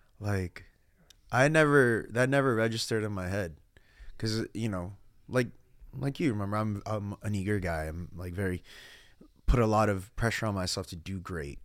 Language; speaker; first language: English; early bilingual, other home language; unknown